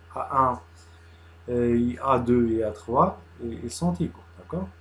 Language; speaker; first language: French; non-native, local second language; Arabic